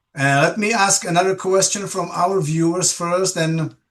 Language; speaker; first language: English; non-native, fluent; Czech